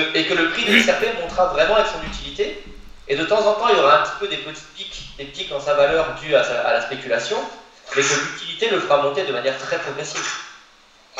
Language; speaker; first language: French; native; French